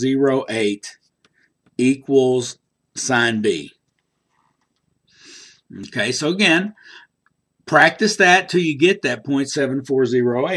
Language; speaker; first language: English; native; English